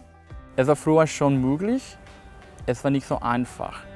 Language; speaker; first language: German; non-native, fluent; Spanish